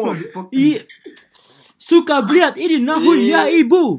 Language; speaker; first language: Russian; non-native, learner; Indonesian